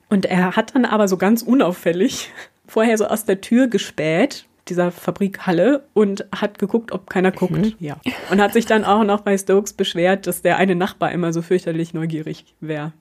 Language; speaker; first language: German; native; German